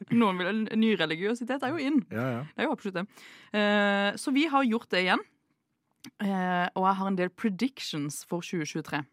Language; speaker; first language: Norwegian; native; Norwegian